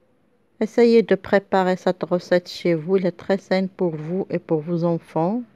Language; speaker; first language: French; non-native, local second language; Arabic